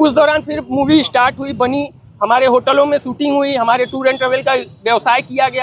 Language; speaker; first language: Hindi; native; Hindi